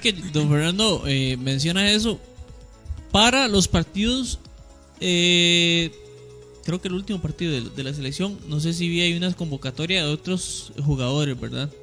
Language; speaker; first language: Spanish; native; Spanish